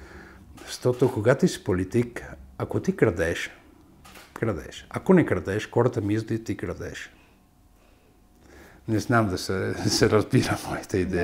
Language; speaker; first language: Bulgarian; non-native, fluent; Italian